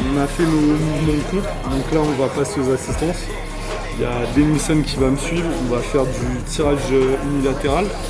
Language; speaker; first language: French; native; French